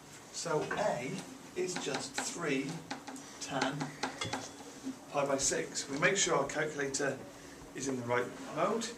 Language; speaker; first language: English; native; English